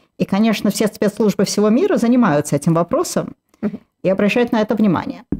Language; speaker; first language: Russian; early bilingual, heritage; Russian